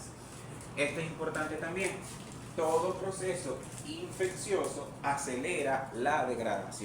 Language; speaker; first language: Spanish; native; Spanish